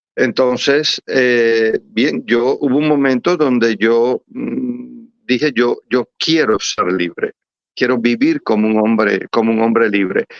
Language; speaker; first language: Spanish; native; Spanish